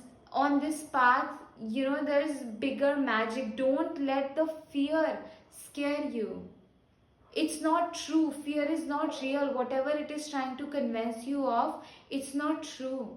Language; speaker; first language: English; non-native, local second language; Hindi